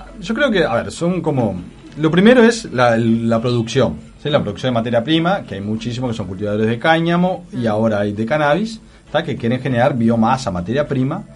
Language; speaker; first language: Spanish; native; Spanish